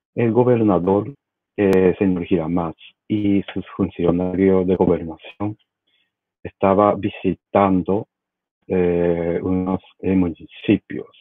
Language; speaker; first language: Spanish; non-native, learner; Japanese